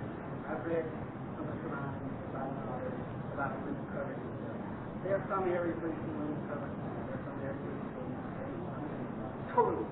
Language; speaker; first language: English; native; English